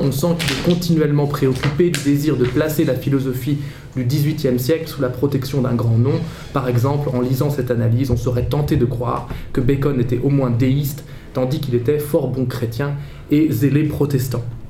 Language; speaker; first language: French; native; French